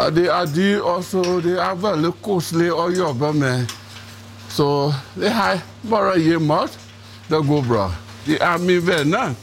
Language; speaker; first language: Norwegian; non-native, learner; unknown